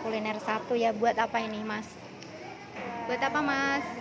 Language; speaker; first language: Indonesian; native; Indonesian